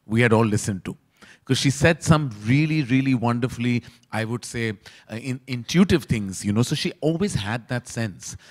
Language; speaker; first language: English; non-native, local second language; Hindi